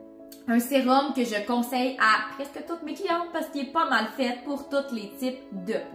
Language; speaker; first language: French; native; French